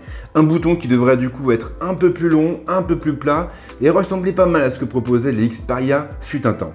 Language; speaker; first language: French; native; French